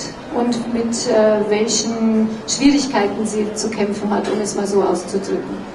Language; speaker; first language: German; native; German